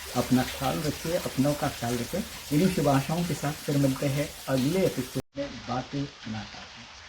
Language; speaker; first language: Hindi; non-native, local second language; Marathi